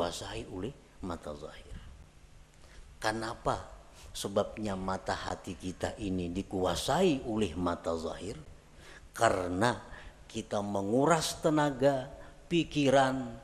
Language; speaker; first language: Indonesian; non-native, local second language; Banjar